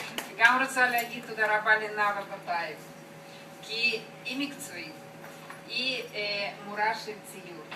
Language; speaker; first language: Hebrew; non-native, learner; Russian